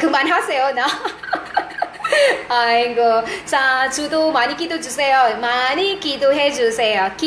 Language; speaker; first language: Korean; non-native, fluent; Iloko